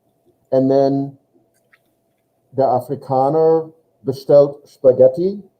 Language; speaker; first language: German; non-native, fluent; English